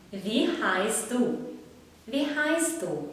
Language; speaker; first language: German; non-native, fluent; Belarusian